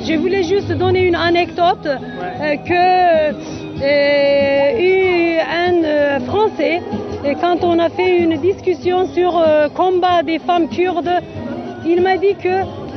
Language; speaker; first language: French; non-native, learner; Kurdish